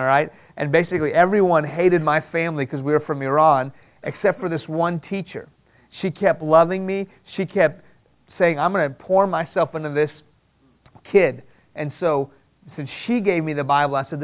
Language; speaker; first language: English; early bilingual, other home language; Persian